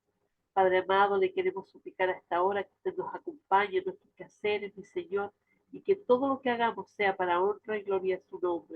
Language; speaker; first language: Spanish; native; Spanish